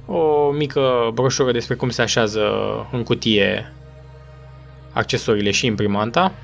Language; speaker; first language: Romanian; native; Romanian